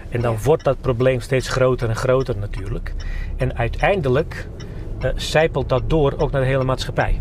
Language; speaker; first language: Dutch; non-native, fluent; Bosnian